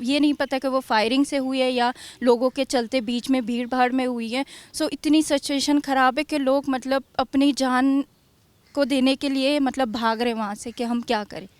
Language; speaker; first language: Hindi; non-native, fluent; Persian